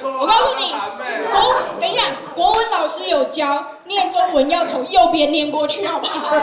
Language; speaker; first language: Chinese; native; Chinese